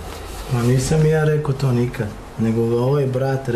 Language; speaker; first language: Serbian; non-native, local second language; Romany